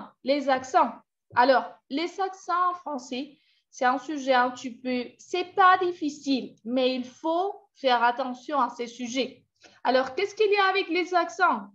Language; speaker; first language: French; non-native, fluent; Spanish